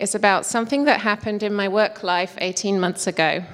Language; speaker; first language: English; native; English